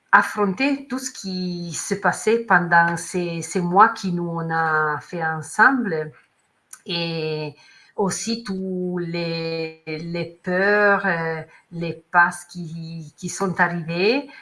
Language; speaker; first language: French; non-native, learner; Italian